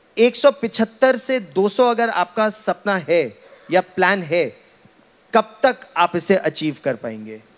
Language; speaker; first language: Hindi; native; Hindi